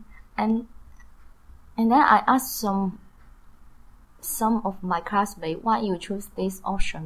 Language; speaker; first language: English; non-native, learner; Chinese